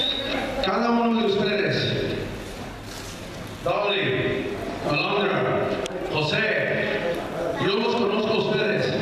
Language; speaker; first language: Spanish; early bilingual, heritage; Spanish